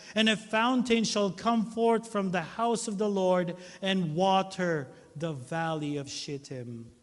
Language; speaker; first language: English; non-native, local second language; Filipino